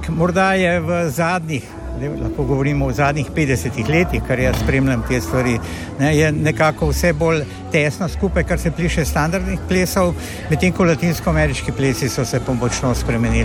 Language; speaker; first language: Slovenian; native; Slovenian